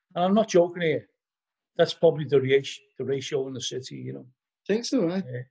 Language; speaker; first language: English; native; English